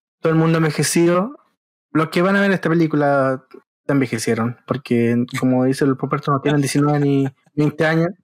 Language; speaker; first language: Spanish; native; Spanish